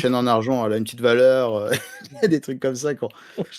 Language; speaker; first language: French; native; French